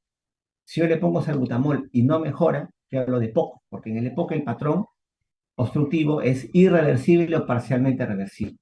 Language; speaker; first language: Spanish; native; Spanish